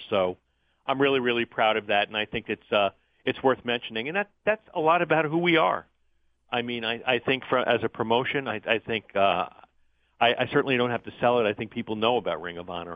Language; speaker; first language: English; native; English